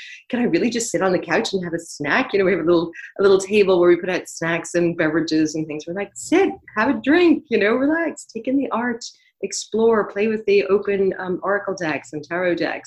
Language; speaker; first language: English; native; English